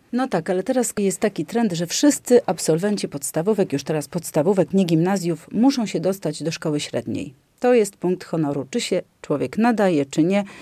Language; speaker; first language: Polish; native; Polish